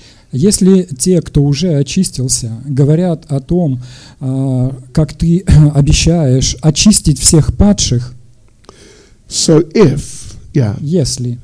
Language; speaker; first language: Russian; native; Russian